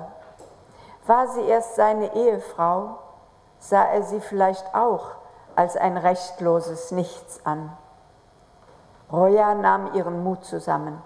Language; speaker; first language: German; native; German